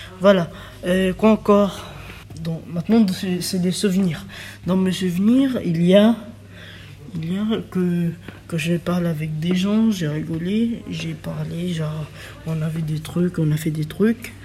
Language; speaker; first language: French; non-native, learner; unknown